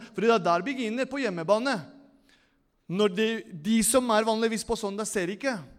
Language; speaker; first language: Norwegian; non-native, fluent; Spanish